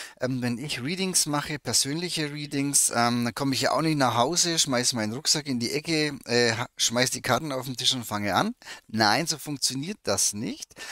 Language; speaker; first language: German; native; German